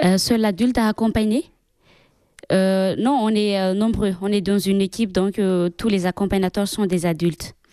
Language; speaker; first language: French; non-native, local second language; Malagasy